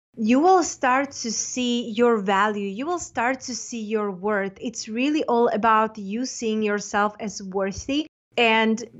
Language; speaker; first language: English; non-native, fluent; Czech